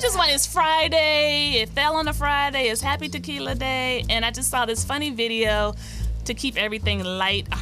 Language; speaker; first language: English; native; English